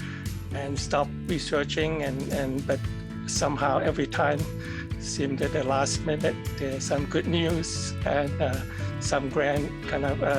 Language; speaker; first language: English; non-native, fluent; Cantonese